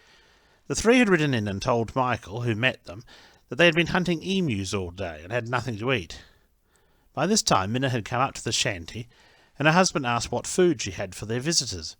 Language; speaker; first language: English; native; English